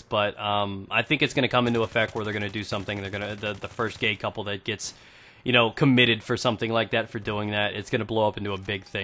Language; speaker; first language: English; native; English